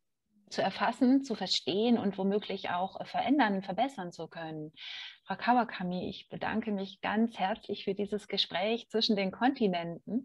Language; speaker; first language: German; native; German